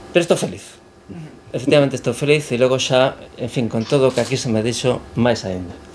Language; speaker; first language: Galician; native; Galician